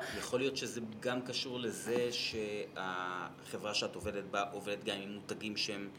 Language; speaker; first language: Hebrew; native; Hebrew